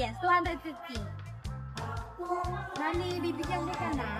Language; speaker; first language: Filipino; native; Filipino